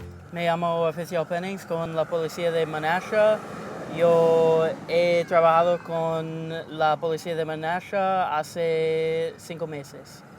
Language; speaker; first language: Spanish; non-native, learner; English